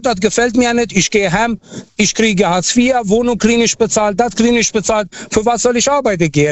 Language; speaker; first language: German; non-native, fluent; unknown